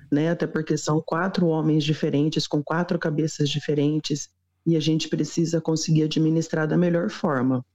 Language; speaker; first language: Portuguese; native; Portuguese